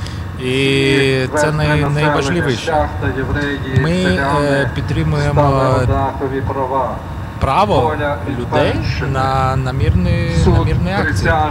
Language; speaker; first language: Ukrainian; non-native, fluent; Lithuanian